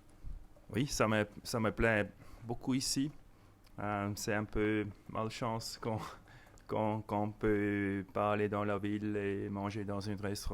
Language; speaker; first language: French; non-native, local second language; German